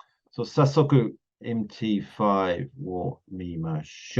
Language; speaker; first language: Japanese; non-native, learner; English